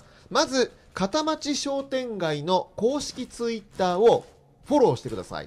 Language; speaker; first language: Japanese; native; Japanese